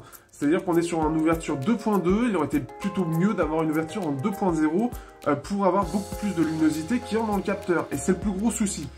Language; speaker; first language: French; native; French